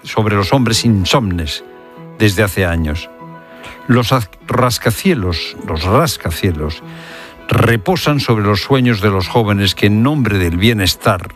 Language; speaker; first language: Spanish; native; Spanish